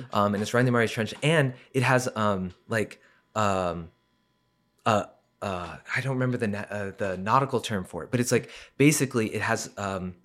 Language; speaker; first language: English; native; English